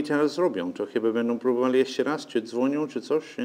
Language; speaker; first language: Polish; non-native, fluent; English